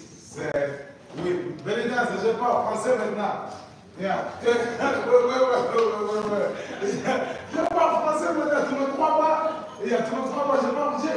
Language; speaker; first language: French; non-native, learner; Portuguese